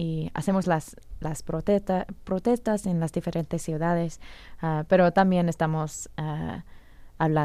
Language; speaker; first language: Spanish; non-native, fluent; English